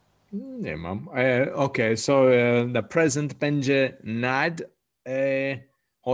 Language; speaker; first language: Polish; non-native, learner; English